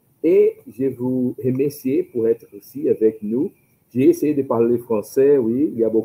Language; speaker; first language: French; non-native, learner; Portuguese